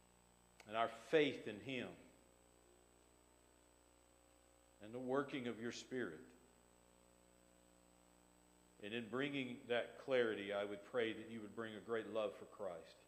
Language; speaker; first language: English; native; English